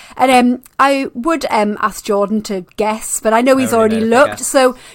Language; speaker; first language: English; native; English